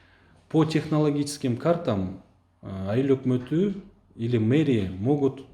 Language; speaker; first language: Russian; non-native, local second language; Kyrgyz